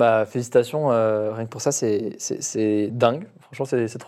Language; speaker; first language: French; native; French